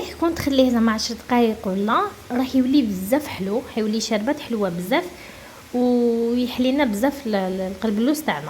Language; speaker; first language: Arabic; native; Arabic